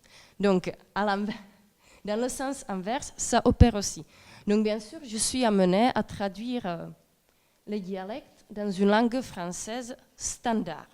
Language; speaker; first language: French; non-native, fluent; Czech